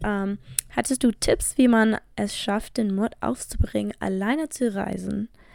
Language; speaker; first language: German; non-native, fluent; English